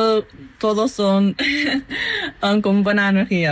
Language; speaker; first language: Spanish; non-native, learner; English